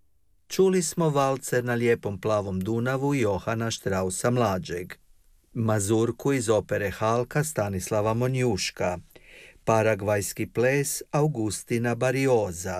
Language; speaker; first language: Serbian; native; Serbian